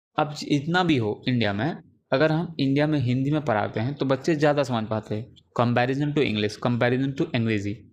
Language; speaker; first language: Urdu; native; Urdu